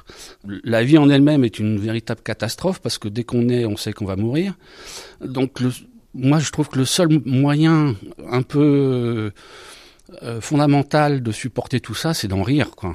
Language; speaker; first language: French; native; French